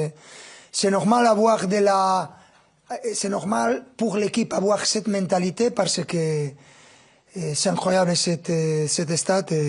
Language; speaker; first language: French; non-native, fluent; Spanish